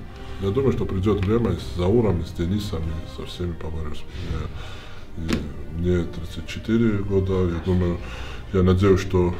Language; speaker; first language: Russian; non-native, fluent; Georgian